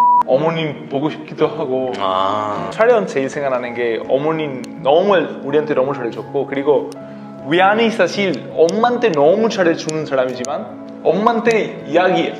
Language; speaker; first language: Korean; non-native, fluent; Italian